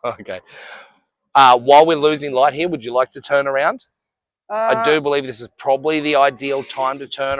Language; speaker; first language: English; native; English